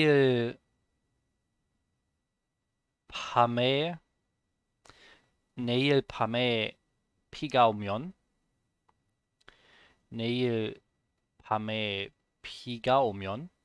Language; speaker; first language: Korean; non-native, learner; German